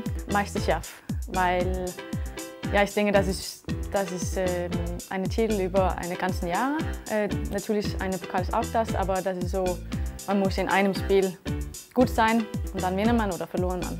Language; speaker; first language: German; non-native, learner; Danish